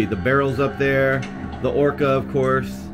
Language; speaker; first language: English; native; English